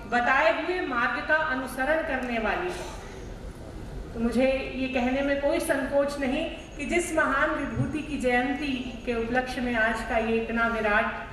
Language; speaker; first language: Hindi; native; Hindi